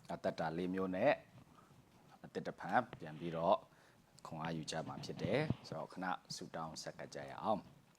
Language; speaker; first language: Burmese; non-native, local second language; Tedim Chin